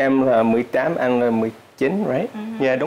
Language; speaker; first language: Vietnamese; early bilingual, heritage; Vietnamese